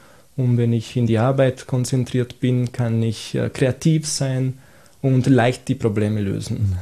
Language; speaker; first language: German; non-native, fluent; Italian